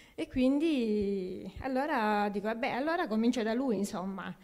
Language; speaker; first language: Italian; native; Italian